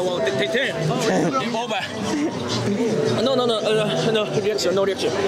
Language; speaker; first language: English; non-native, learner; Japanese